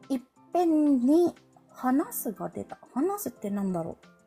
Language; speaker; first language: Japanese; non-native, fluent; Filipino